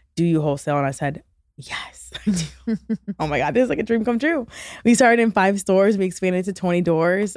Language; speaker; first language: English; native; English